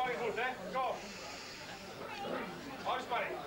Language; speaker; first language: Dutch; native; Dutch